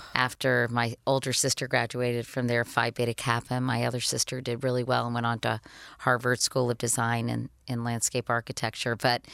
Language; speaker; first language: English; native; English